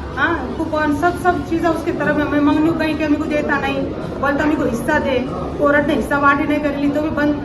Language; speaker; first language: Hindi; native; Hindi